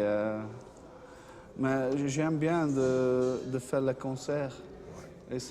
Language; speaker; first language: French; non-native, learner; Dutch